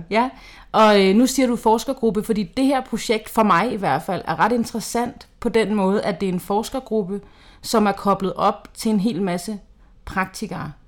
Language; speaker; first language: Danish; native; Danish